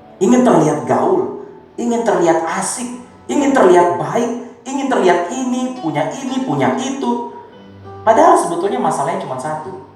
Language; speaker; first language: Indonesian; native; Indonesian